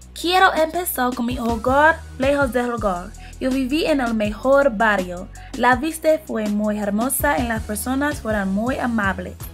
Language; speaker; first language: Spanish; non-native, learner; English